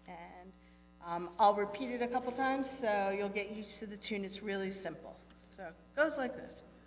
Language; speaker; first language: English; native; English